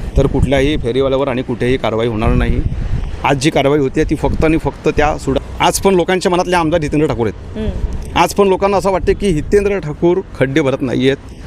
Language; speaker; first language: Marathi; native; Marathi